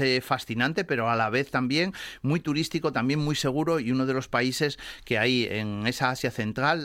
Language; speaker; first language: Spanish; native; Spanish